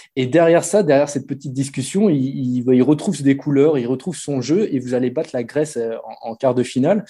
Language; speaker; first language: French; native; French